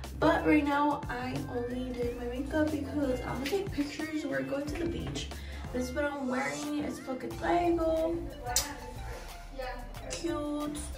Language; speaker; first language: English; early bilingual, other home language; Spanish